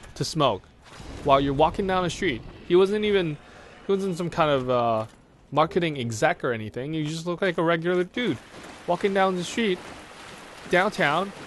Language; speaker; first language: English; non-native, local second language; Cantonese